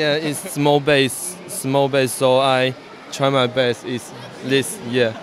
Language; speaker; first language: English; non-native, learner; Chinese